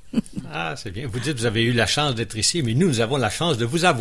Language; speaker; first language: French; native; French